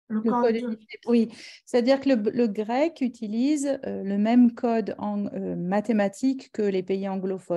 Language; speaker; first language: French; native; French